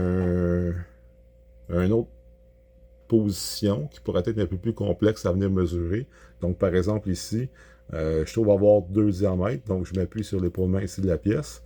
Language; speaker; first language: French; native; French